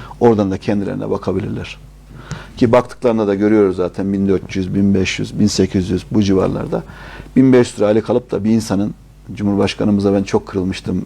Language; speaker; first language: Turkish; native; Turkish